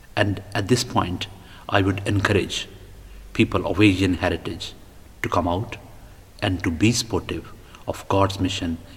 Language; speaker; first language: English; non-native, local second language; Punjabi